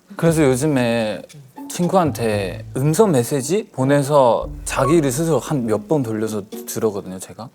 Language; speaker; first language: Korean; non-native, fluent; Chinese